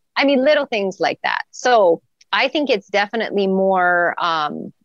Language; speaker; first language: English; native; English